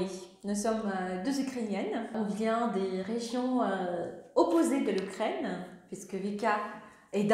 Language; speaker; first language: French; non-native, fluent; Ukrainian